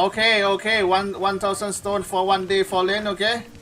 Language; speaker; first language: English; non-native, learner; Thai